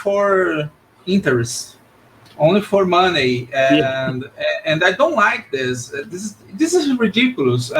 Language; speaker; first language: English; non-native, learner; Portuguese